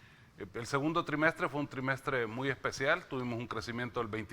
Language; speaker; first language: Spanish; native; Spanish